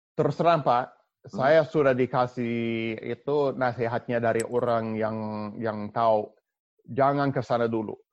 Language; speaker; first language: Indonesian; non-native, fluent; English